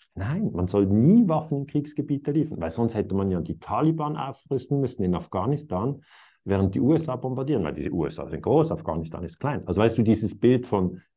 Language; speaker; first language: German; native; German